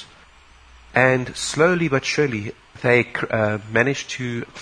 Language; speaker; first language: English; native; English